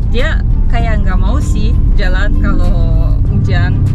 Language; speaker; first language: Indonesian; non-native, fluent; Russian